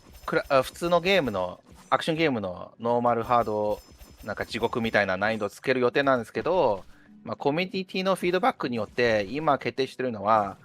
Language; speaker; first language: Japanese; non-native, fluent; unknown